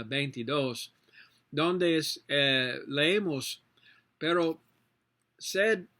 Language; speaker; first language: Spanish; non-native, learner; English